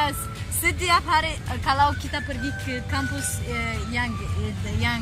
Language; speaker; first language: Indonesian; non-native, learner; Tajik